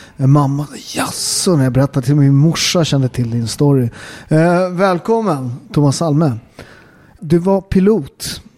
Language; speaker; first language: Swedish; native; Swedish